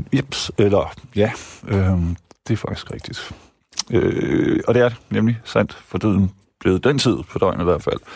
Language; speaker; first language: Danish; native; Danish